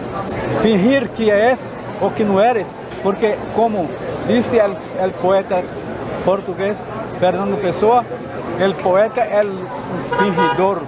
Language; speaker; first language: Spanish; non-native, fluent; Portuguese